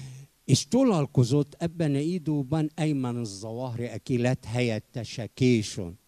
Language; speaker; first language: Hungarian; non-native, fluent; Arabic